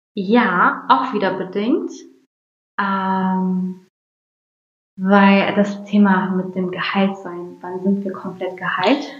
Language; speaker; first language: German; early bilingual, other home language; Turkish